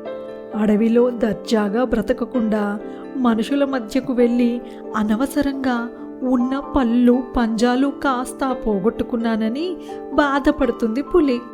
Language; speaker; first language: Telugu; native; Telugu